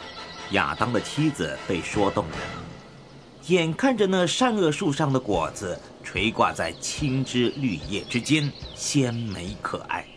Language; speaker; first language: Chinese; native; Chinese